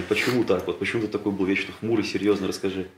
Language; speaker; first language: Russian; native; Russian